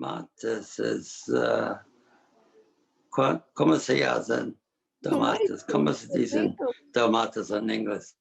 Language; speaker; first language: Spanish; non-native, learner; English